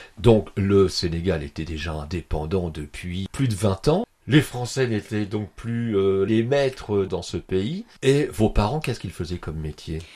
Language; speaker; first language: French; native; French